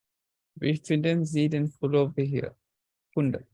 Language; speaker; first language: German; non-native, learner; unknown